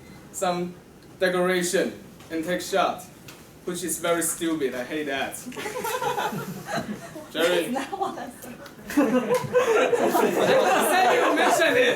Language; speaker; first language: English; non-native, fluent; Chinese